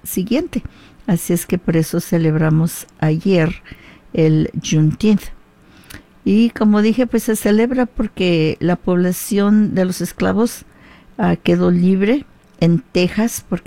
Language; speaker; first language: Spanish; early bilingual, heritage; Spanish